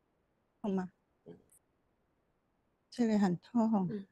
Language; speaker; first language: Chinese; non-native, local second language; Cantonese